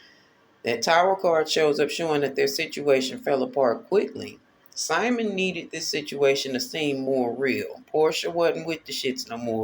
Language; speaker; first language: English; native; English